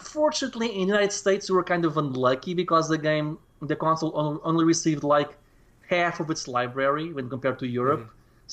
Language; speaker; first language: English; non-native, fluent; Portuguese